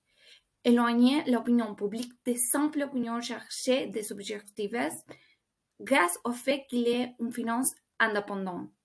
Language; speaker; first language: French; non-native, fluent; Spanish